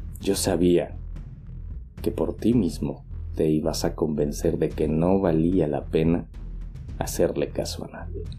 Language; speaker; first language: Spanish; native; Spanish